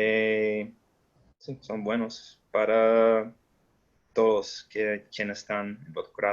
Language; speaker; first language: Spanish; non-native, fluent; English